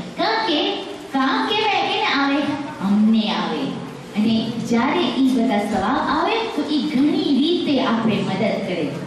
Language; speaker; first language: Gujarati; early bilingual, heritage; Gujarati